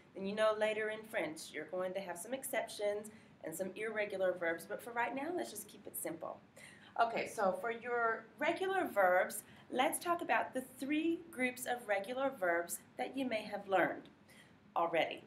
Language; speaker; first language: English; native; English